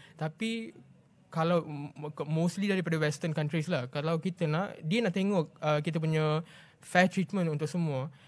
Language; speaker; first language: Malay; non-native, local second language; Tamil